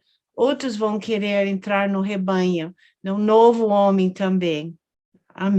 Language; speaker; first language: Portuguese; non-native, fluent; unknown